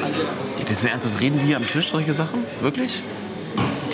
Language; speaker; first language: German; native; German